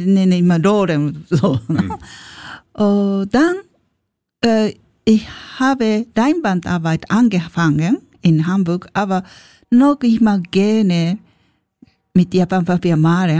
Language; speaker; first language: German; non-native, learner; Japanese